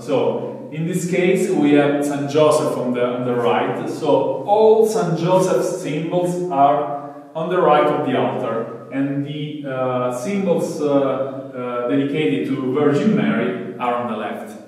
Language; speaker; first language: English; non-native, fluent; Italian